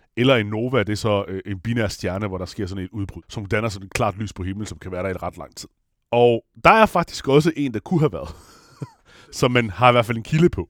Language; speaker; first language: Danish; non-native, fluent; Italian